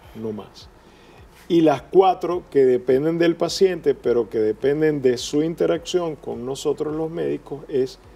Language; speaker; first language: Spanish; native; Spanish